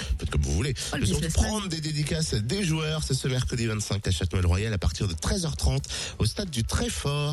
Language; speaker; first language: French; native; French